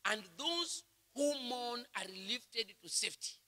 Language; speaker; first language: English; non-native, local second language; Swahili